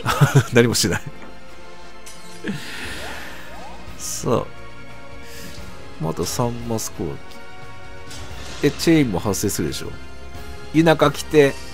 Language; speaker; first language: Japanese; native; Japanese